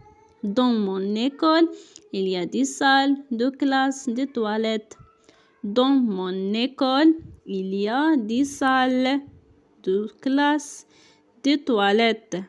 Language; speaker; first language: French; non-native, local second language; Arabic